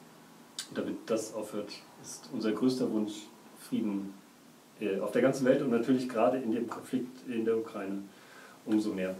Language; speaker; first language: German; native; German